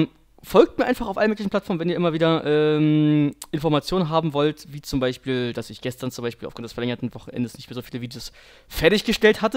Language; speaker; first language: German; native; German